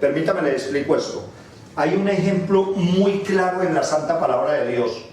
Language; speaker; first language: Spanish; native; Spanish